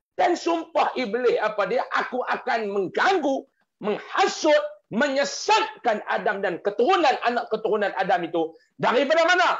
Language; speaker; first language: Malay; native; Malay